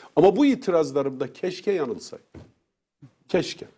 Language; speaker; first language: Turkish; native; Turkish